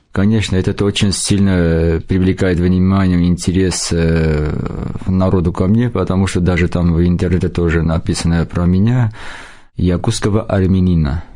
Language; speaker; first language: Russian; non-native, local second language; Armenian